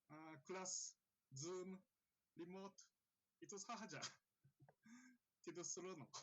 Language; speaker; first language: Indonesian; non-native, learner; Japanese